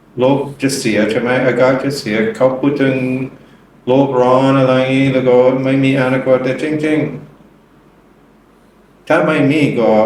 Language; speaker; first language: Thai; non-native, learner; English